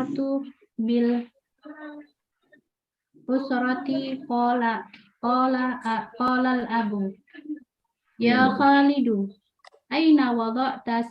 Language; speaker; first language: Arabic; non-native, learner; Indonesian